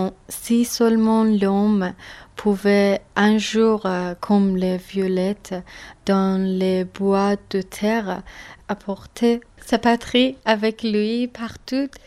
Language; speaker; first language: French; non-native, learner; Persian